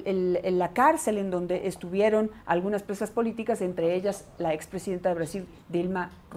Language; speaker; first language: Spanish; native; Spanish